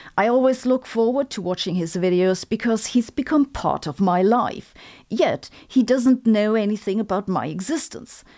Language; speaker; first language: English; non-native, fluent; German